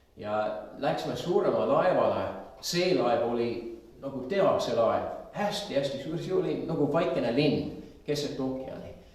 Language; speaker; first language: Estonian; non-native, fluent; English